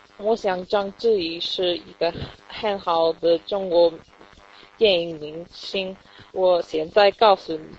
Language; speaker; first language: Chinese; non-native, learner; English